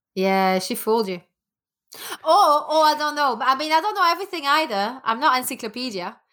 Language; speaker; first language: English; non-native, fluent; French